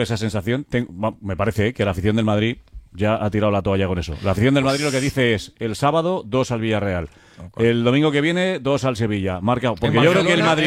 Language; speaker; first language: Spanish; native; Spanish